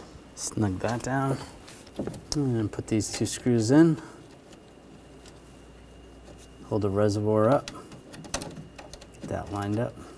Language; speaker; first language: English; native; English